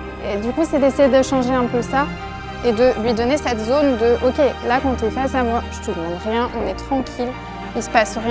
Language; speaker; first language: French; native; French